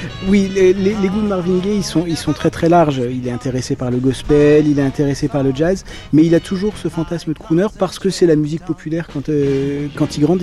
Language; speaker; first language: French; native; French